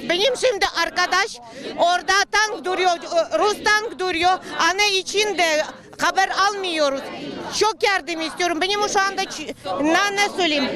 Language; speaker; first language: Turkish; non-native, learner; Ukrainian